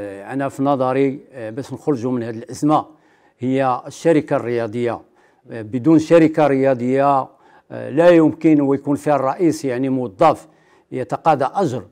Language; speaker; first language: Arabic; native; Arabic